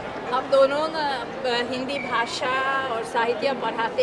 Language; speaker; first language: Hindi; non-native, fluent; Hungarian